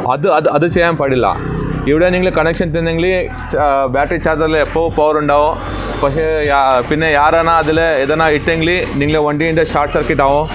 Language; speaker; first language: Malayalam; non-native, fluent; Tamil